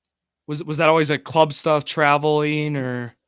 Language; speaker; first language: English; native; English